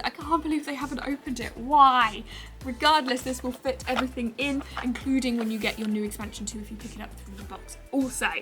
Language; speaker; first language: English; native; English